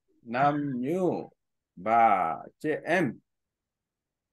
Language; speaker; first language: Vietnamese; non-native, learner; Korean